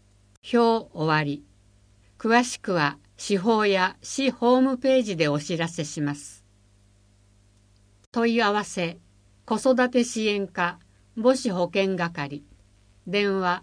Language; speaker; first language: Japanese; native; Japanese